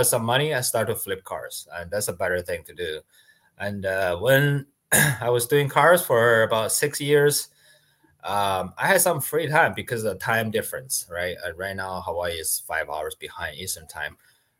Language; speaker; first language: English; non-native, fluent; Chinese